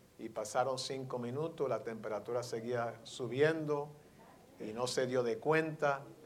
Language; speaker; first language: Spanish; early bilingual, heritage; Spanish